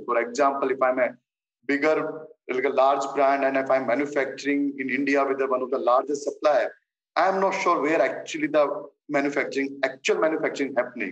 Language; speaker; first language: English; non-native, local second language; Hindi